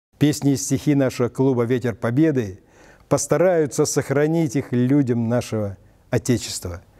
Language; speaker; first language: Russian; native; Russian